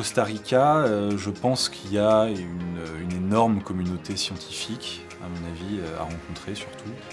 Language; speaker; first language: French; native; French